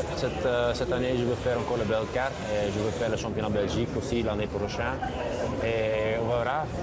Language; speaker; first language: French; non-native, local second language; Dutch